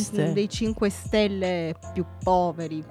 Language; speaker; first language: Italian; native; Italian